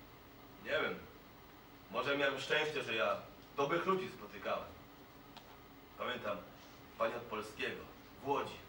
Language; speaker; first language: Polish; non-native, fluent; Kurdish